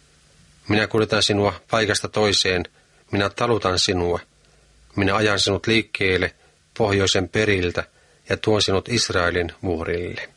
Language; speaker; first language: Finnish; native; Finnish